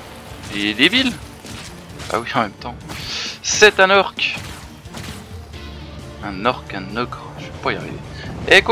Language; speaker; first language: French; native; French